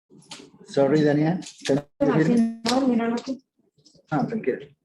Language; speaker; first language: English; non-native, fluent; Spanish